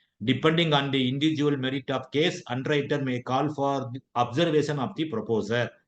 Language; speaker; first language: English; non-native, local second language; Tamil